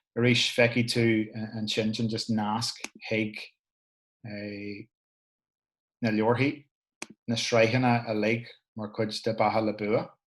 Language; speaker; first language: Irish; non-native, local second language; English